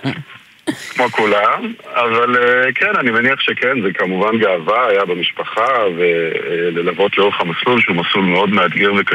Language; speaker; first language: Hebrew; native; Hebrew